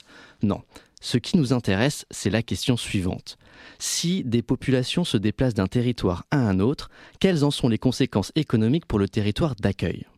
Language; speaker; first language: French; native; French